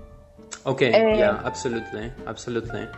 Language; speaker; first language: English; non-native, fluent; Spanish